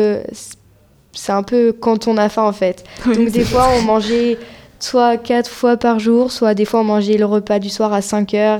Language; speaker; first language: French; native; French